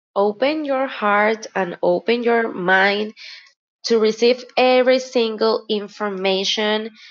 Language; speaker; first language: English; non-native, fluent; Spanish